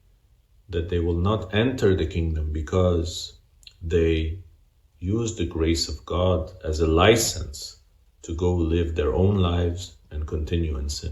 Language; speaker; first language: English; non-native, fluent; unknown